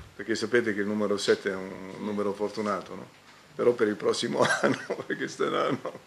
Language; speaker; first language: Italian; native; Italian